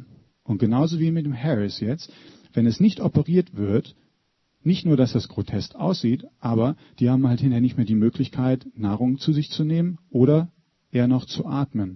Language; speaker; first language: German; native; German